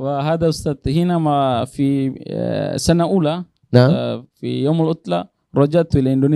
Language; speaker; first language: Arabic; non-native, learner; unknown